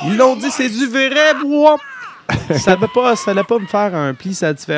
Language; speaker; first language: French; native; French